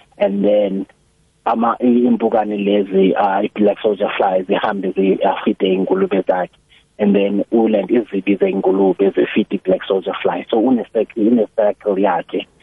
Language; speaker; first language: Zulu; non-native, local second language; Xhosa